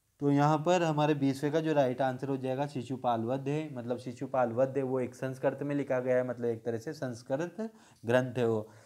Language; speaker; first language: Hindi; native; Hindi